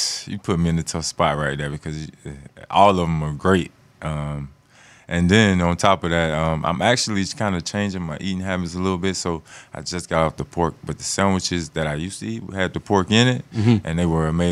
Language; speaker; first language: English; native; English